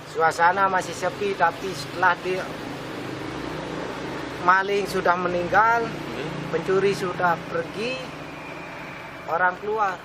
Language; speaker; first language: Indonesian; non-native, local second language; Sasak